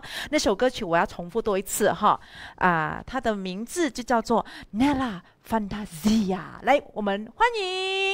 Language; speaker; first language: Chinese; native; Chinese